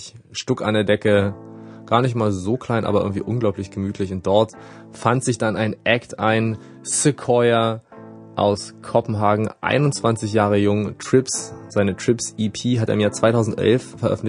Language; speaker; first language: German; native; German